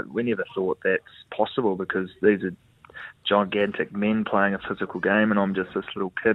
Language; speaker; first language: English; native; English